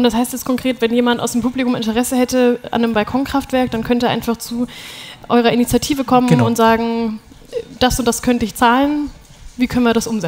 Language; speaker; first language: German; native; German